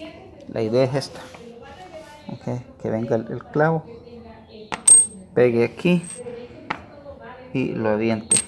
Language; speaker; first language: Spanish; native; Spanish